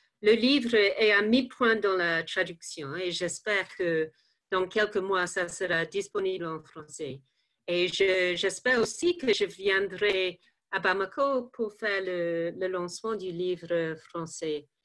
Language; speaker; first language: French; non-native, fluent; English